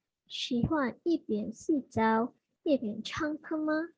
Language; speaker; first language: Chinese; non-native, learner; Indonesian